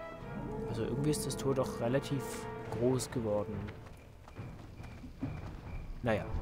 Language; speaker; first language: German; native; German